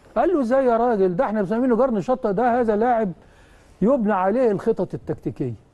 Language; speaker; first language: Arabic; native; Arabic